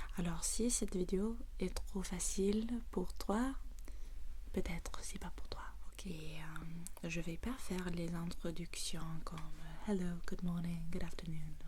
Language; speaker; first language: French; non-native, fluent; English